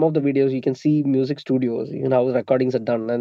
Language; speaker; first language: English; non-native, local second language; Malayalam